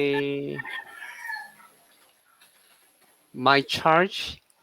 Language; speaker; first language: English; non-native, learner; Korean